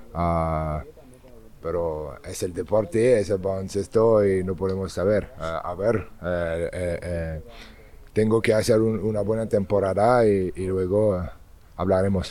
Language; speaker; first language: Spanish; non-native, learner; French